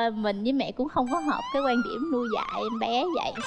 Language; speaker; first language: Vietnamese; native; Vietnamese